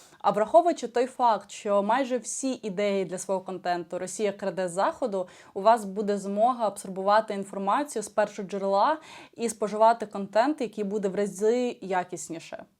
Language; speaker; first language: Ukrainian; non-native, local second language; Russian